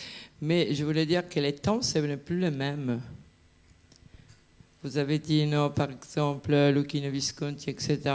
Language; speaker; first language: French; non-native, fluent; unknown